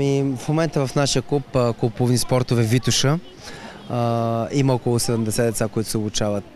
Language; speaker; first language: Bulgarian; native; Bulgarian